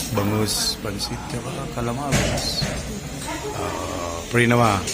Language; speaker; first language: Filipino; non-native, local second language; Bikol